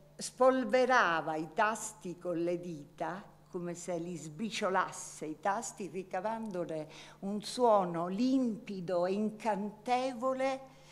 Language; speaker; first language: Italian; native; Italian